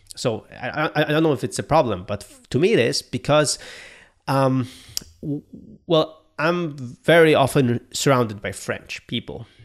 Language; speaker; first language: English; non-native, fluent; Polish